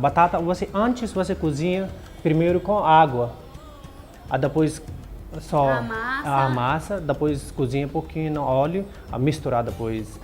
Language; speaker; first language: Portuguese; non-native, learner; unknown